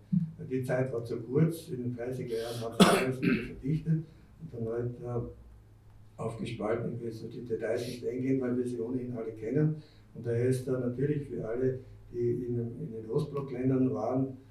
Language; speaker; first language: German; native; German